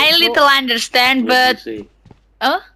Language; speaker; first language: English; non-native, learner; Javanese